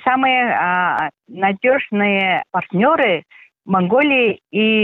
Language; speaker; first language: Russian; non-native, fluent; Mongolian